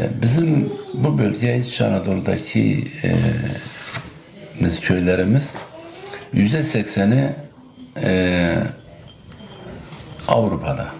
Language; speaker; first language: Turkish; non-native, local second language; Kurdish